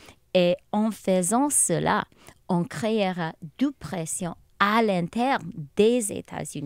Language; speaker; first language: French; non-native, local second language; English